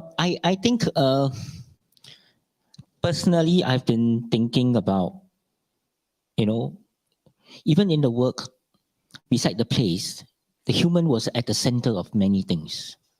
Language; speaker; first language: English; non-native, local second language; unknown